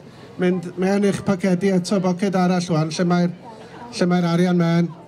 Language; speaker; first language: Welsh; native; Welsh